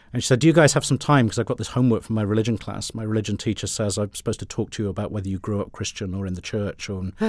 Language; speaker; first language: English; native; English